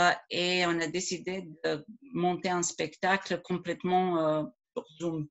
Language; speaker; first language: French; non-native, fluent; Croatian